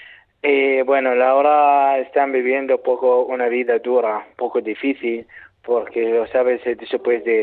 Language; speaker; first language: Spanish; non-native, learner; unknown